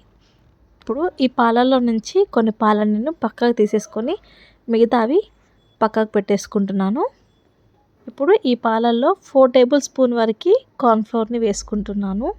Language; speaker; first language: Telugu; native; Telugu